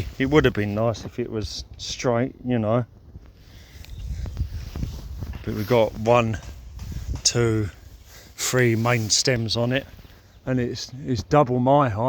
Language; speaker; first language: English; native; English